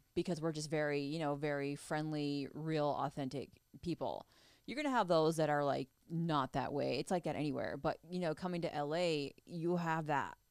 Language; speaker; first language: English; native; English